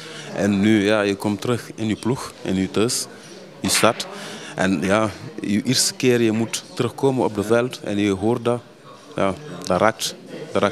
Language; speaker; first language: Dutch; early bilingual, other home language; Wolof